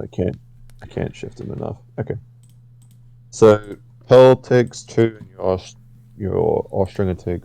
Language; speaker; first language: English; native; English